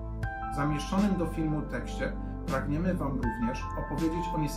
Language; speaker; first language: Polish; native; Polish